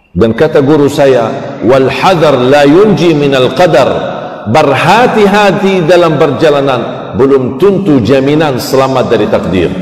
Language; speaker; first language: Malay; non-native, fluent; Arabic